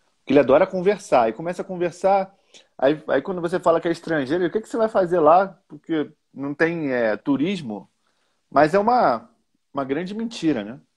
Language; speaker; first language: Portuguese; native; Portuguese